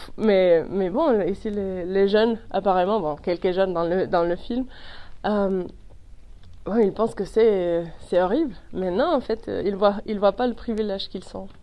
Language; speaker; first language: French; non-native, fluent; Spanish